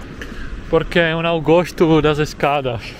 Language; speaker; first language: Portuguese; non-native, fluent; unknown